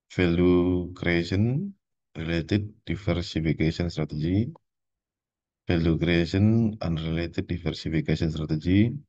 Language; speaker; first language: English; non-native, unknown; Indonesian